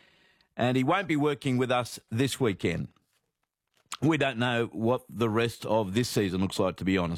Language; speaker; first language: English; native; English